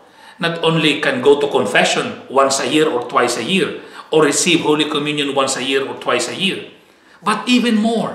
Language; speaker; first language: English; non-native, fluent; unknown